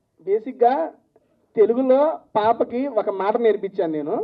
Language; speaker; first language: Telugu; native; Telugu